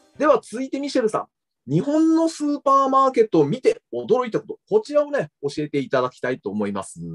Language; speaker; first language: Japanese; native; Japanese